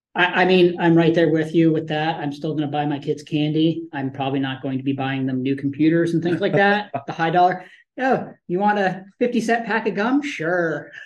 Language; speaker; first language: English; native; English